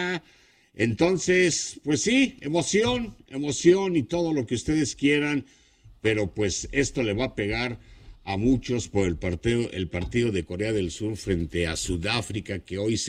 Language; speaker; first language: Spanish; native; Spanish